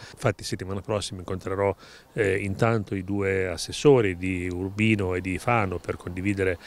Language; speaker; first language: Italian; native; Italian